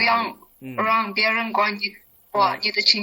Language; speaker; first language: Chinese; non-native, learner; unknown